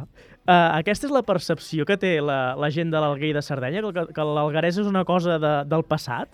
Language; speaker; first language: Catalan; native; Catalan